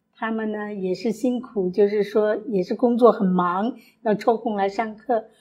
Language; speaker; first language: Chinese; early bilingual, other home language; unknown